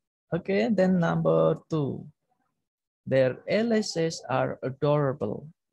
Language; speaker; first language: English; non-native, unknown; Indonesian